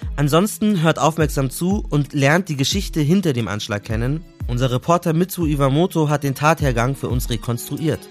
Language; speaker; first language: German; native; German